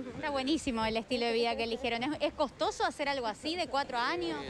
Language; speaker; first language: Spanish; native; Spanish